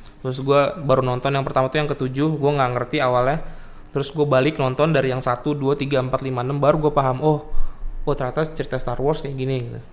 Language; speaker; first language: Indonesian; native; Indonesian